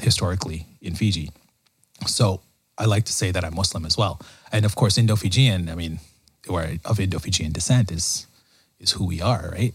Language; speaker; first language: English; native; English